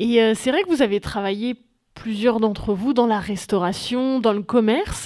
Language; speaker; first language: French; native; French